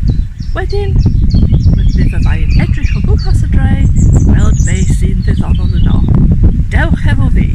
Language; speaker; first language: Welsh; non-native, fluent; English